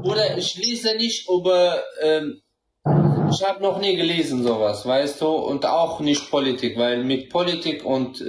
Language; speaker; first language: German; non-native, learner; Central Kurdish